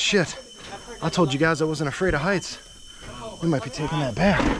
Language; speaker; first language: English; native; English